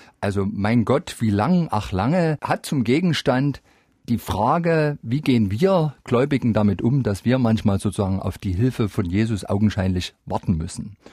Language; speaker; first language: German; native; German